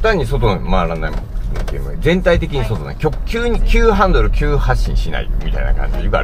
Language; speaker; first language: Japanese; native; Japanese